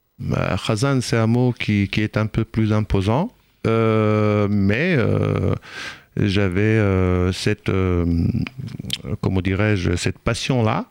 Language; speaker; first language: French; non-native, fluent; Hebrew